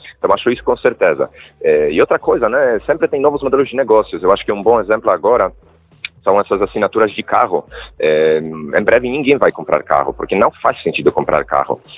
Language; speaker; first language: Portuguese; non-native, fluent; Polish